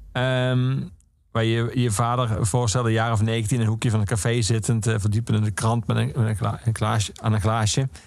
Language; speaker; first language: Dutch; native; Dutch